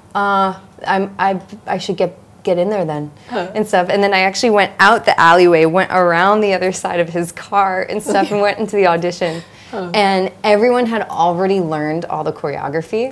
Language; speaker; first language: English; native; English